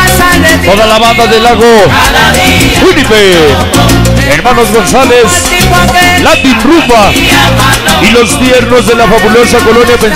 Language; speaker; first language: Spanish; native; Spanish